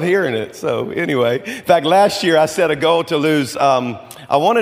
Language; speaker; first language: English; native; English